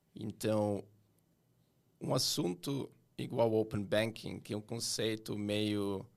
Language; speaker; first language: Portuguese; non-native, fluent; Swiss German